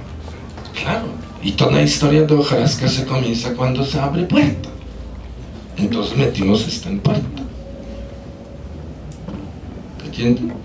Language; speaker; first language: Spanish; non-native, fluent; Polish